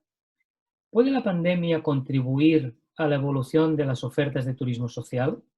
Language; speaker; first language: Spanish; native; Spanish